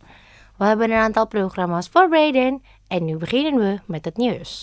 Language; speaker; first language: Dutch; non-native, learner; Indonesian